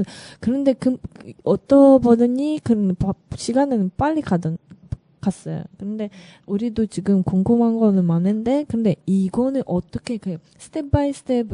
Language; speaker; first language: Korean; non-native, learner; Russian